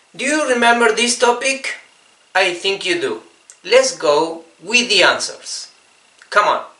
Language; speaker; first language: English; non-native, fluent; Spanish